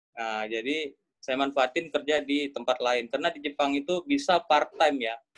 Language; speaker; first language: Indonesian; native; Indonesian